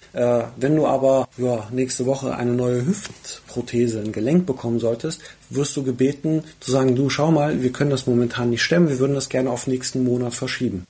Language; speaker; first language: German; early bilingual, other home language; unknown